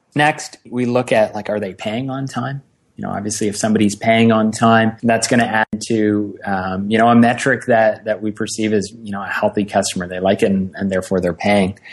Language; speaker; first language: English; native; English